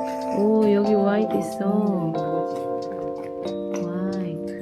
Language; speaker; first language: Korean; non-native, learner; Filipino